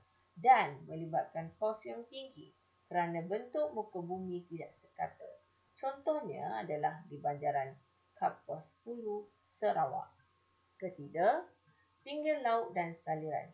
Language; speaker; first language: Malay; native; Malay